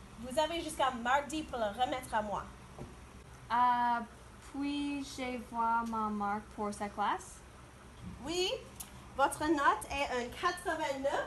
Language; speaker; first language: French; non-native, learner; English